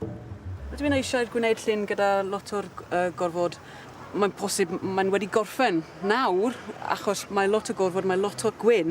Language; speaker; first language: Welsh; non-native, local second language; English